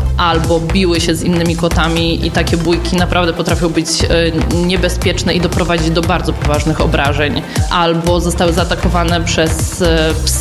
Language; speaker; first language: Polish; native; Polish